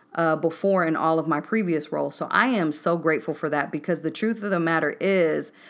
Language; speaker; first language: English; native; English